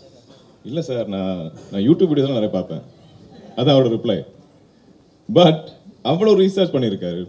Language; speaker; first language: Tamil; non-native, fluent; Malayalam